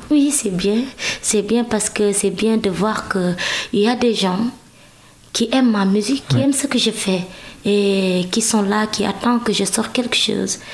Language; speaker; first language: French; non-native, local second language; Wolof